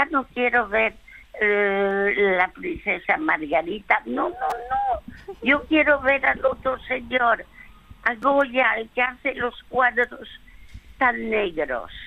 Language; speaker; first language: Spanish; early bilingual, other home language; French